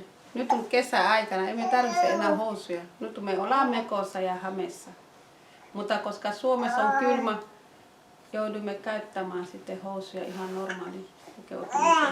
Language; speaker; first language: Finnish; non-native, fluent; Swahili